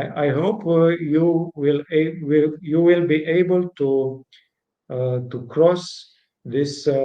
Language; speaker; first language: English; non-native, fluent; Romanian